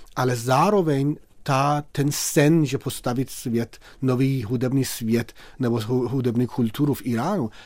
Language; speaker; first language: Czech; non-native, fluent; Persian